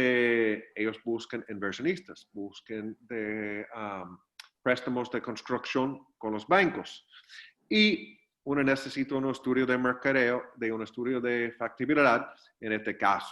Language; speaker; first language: Spanish; non-native, fluent; English